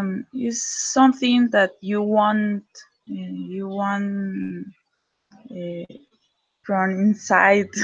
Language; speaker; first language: English; non-native, learner; Spanish